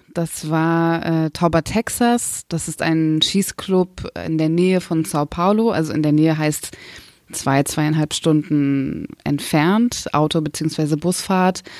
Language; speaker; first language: German; early bilingual, other home language; Kurdish